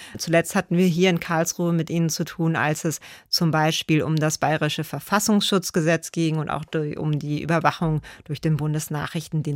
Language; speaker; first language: German; native; German